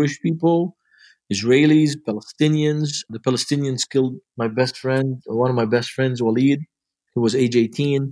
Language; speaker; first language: English; non-native, fluent; Arabic